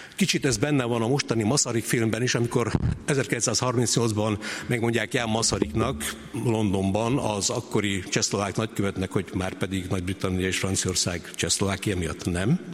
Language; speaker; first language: Hungarian; native; Hungarian